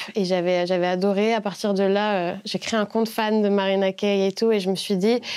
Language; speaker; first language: French; native; French